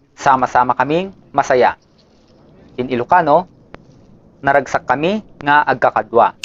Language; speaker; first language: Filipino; non-native, local second language; Iloko